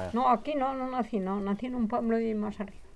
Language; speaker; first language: Spanish; non-native, local second language; Galician